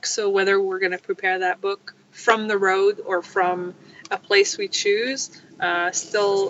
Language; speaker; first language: English; non-native, fluent; French